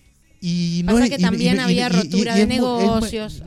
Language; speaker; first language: Spanish; native; Spanish